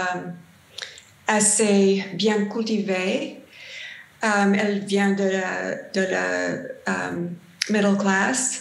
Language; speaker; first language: French; non-native, learner; English